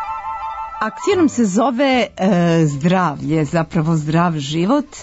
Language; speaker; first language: Serbian; native; Serbian